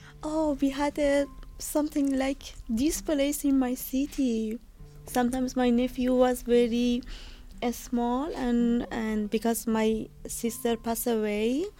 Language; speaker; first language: English; non-native, learner; Persian